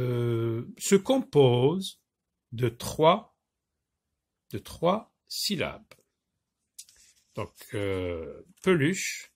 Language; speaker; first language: French; non-native, local second language; Arabic